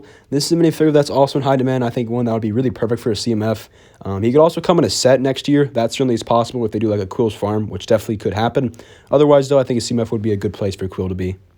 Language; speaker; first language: English; native; English